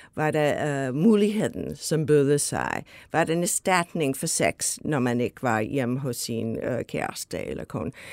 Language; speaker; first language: Danish; non-native, fluent; English